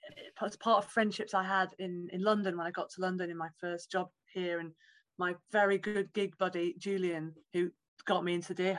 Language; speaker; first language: English; native; English